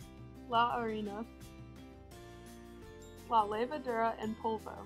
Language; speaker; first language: Spanish; non-native, learner; English